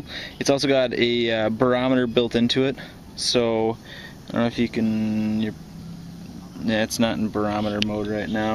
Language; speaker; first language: English; native; English